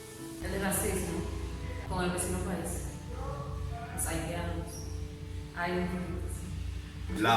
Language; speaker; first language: Spanish; non-native, fluent; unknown